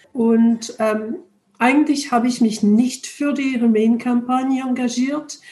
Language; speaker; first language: German; non-native, learner; English